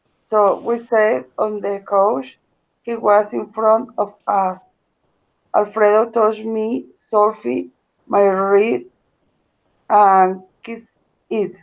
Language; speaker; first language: English; non-native, learner; Spanish